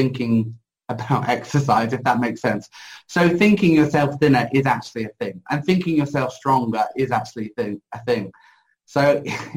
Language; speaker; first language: English; native; English